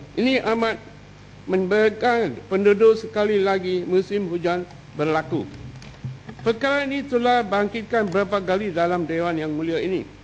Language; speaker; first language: Malay; non-native, local second language; Tamil